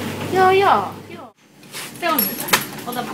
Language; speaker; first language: Finnish; non-native, learner; Swedish